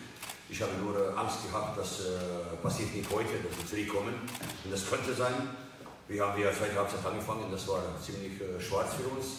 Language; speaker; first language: German; non-native, fluent; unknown